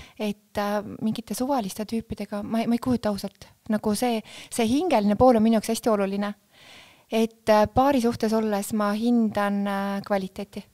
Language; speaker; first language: Estonian; native; Estonian